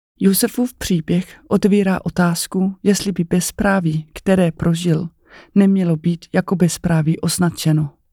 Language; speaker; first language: Czech; non-native, fluent; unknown